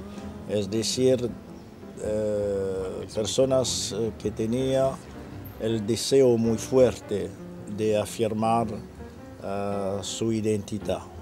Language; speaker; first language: Spanish; non-native, fluent; French